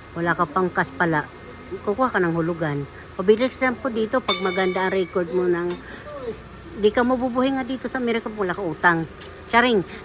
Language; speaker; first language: Filipino; native; Filipino